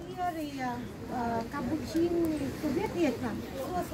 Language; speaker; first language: Russian; non-native, learner; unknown